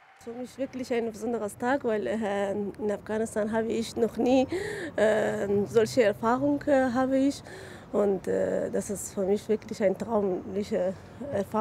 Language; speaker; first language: German; non-native, learner; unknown